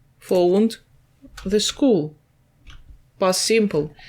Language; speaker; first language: English; non-native, fluent; Ukrainian